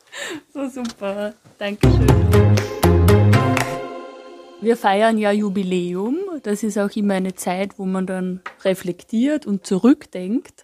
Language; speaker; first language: German; native; German